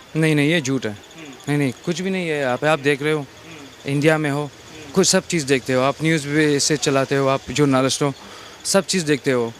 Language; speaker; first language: Hindi; non-native, fluent; Pashto